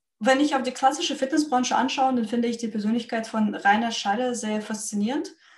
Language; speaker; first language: German; non-native, fluent; Russian